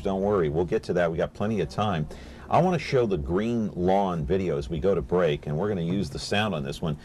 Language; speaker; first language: English; native; English